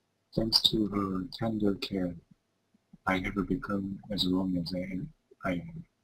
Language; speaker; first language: English; non-native, learner; Korean